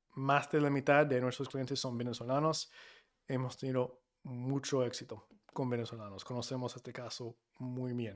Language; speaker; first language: Spanish; non-native, learner; English